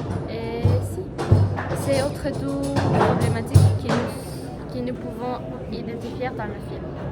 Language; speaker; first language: French; non-native, learner; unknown